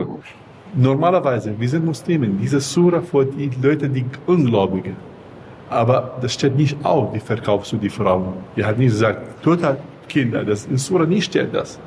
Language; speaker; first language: German; non-native, learner; Kurdish